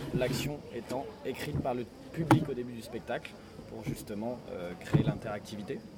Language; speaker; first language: French; native; French